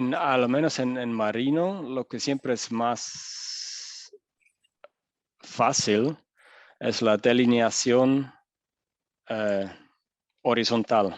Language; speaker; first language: Spanish; non-native, fluent; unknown